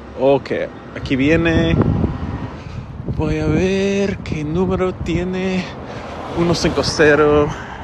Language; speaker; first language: Spanish; non-native, fluent; English